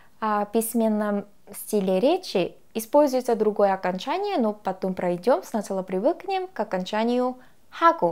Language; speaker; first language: Russian; non-native, fluent; Korean